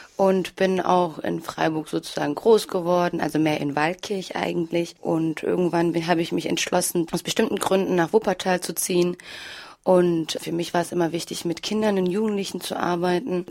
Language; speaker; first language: German; early bilingual, other home language; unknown